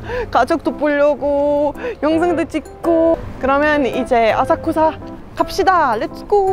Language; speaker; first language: Korean; non-native, fluent; Estonian